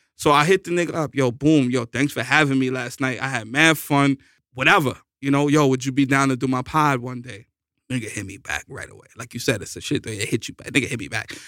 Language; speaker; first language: English; native; English